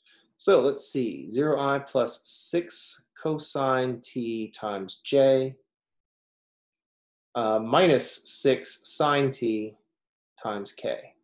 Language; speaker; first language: English; native; English